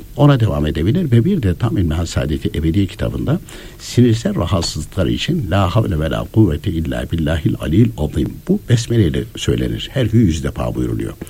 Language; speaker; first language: Turkish; native; Turkish